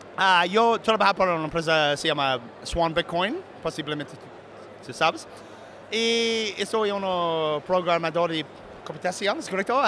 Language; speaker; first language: Spanish; non-native, learner; English